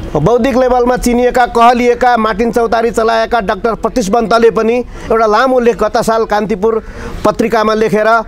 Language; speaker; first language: Nepali; native; Nepali